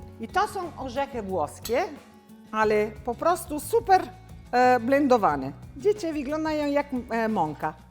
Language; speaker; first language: Polish; non-native, learner; Italian